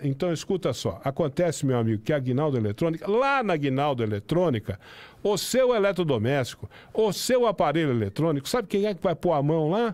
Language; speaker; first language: Portuguese; native; Portuguese